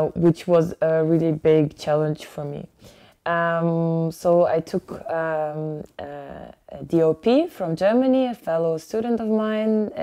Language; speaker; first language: English; early bilingual, other home language; Ukrainian